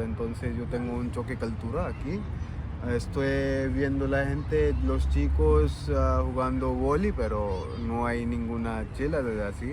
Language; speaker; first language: Spanish; non-native, learner; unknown